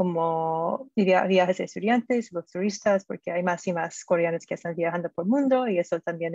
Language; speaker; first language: Spanish; non-native, fluent; English